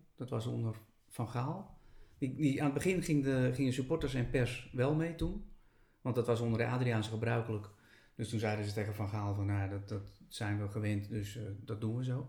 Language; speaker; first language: Dutch; native; Dutch